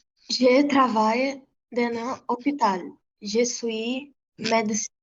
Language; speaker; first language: French; non-native, learner; Portuguese